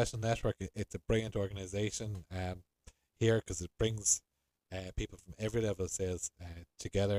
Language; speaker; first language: English; native; English